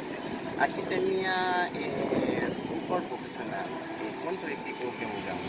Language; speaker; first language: Spanish; non-native, learner; Haitian Creole